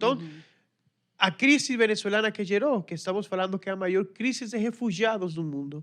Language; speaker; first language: Portuguese; non-native, fluent; Spanish